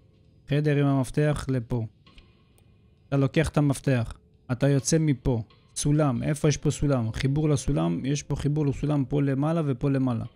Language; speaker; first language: Hebrew; native; Hebrew